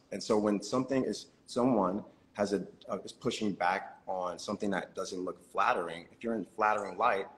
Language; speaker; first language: English; native; English